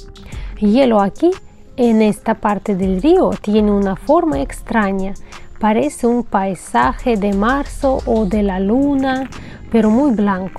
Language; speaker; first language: Spanish; non-native, fluent; Russian